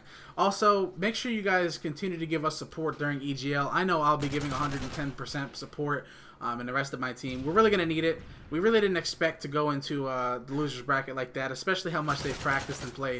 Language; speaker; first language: English; native; English